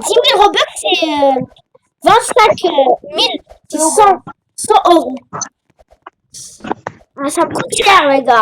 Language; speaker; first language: French; native; French